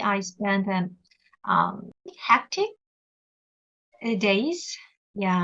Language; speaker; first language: English; non-native, learner; Korean